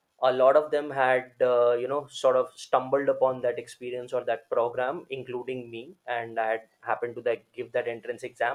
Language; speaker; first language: English; non-native, local second language; Hindi